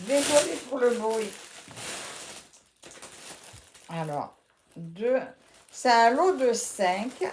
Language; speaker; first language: French; native; French